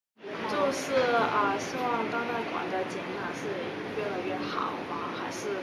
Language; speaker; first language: Chinese; non-native, local second language; Cantonese